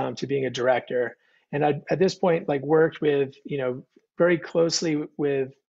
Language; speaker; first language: English; native; English